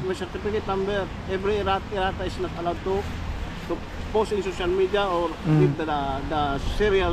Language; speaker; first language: English; non-native, learner; Filipino